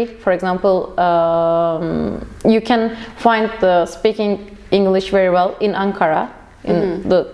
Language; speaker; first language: English; non-native, learner; Turkish